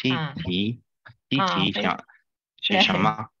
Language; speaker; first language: Chinese; non-native, learner; Spanish